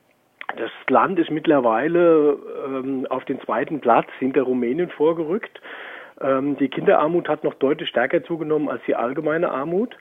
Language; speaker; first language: German; native; German